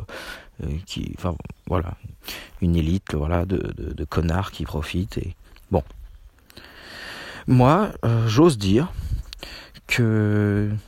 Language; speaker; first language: French; native; French